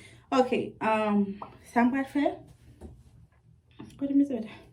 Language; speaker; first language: French; non-native, learner; Haitian Creole